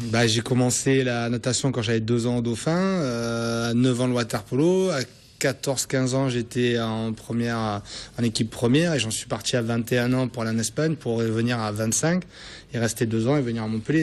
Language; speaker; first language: French; native; French